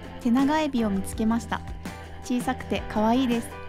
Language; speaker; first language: Japanese; native; Japanese